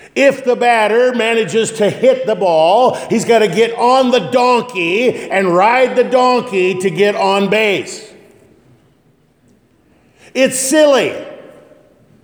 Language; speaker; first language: English; native; English